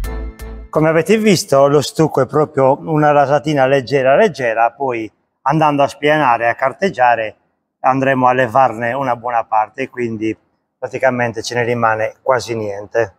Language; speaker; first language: Italian; native; Italian